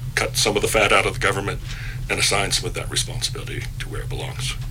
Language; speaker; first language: English; native; English